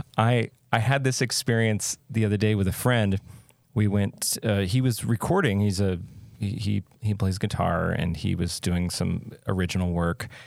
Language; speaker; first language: English; native; English